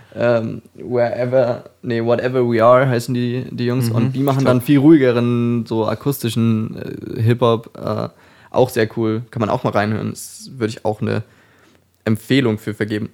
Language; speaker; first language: German; native; German